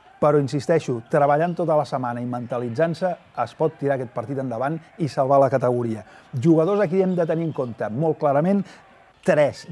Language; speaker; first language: Catalan; native; Catalan